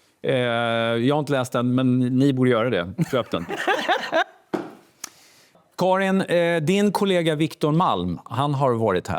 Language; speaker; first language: Swedish; native; Swedish